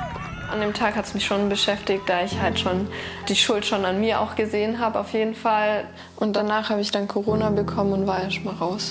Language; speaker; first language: German; native; German